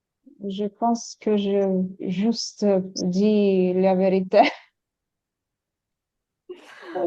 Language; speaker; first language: French; non-native, learner; Ukrainian